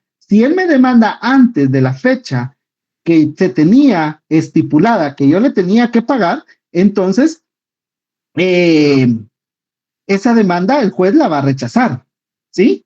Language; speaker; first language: Spanish; native; Spanish